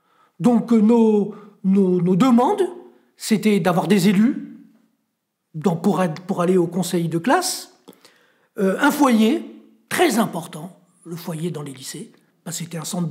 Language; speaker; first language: French; native; French